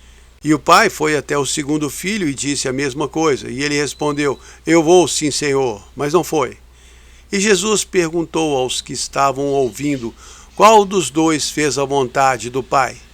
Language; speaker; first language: Portuguese; native; Portuguese